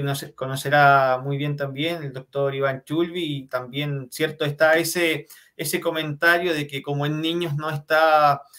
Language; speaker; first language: Spanish; native; Spanish